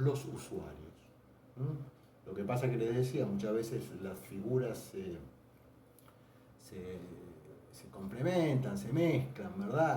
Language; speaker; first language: Spanish; native; Spanish